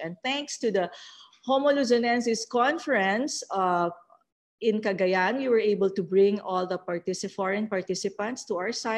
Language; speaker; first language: English; non-native, local second language; Filipino